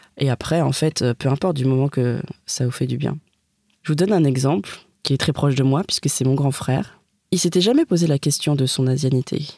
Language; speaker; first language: French; native; French